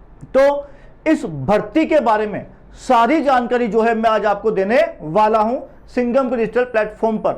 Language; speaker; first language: Hindi; native; Hindi